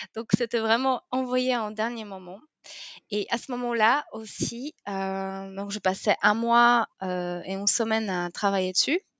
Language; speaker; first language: French; non-native, fluent; Polish